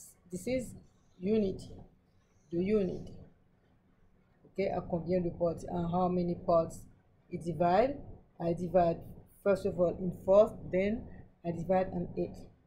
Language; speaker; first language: English; non-native, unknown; Haitian Creole